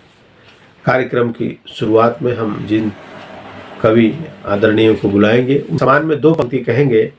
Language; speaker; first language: Hindi; native; Hindi